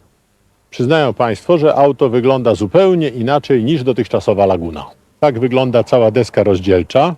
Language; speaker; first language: Polish; native; Polish